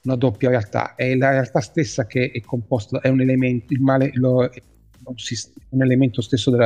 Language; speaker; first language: Italian; native; Italian